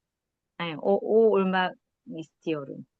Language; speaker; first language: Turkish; non-native, learner; Korean